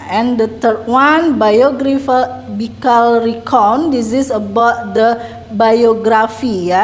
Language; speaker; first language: English; non-native, learner; Indonesian